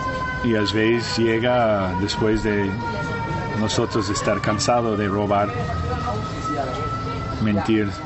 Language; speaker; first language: Spanish; non-native, fluent; Portuguese